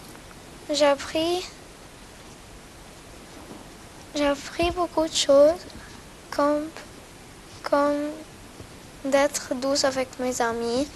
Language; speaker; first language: French; non-native, learner; Greek